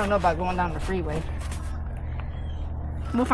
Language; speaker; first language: English; native; English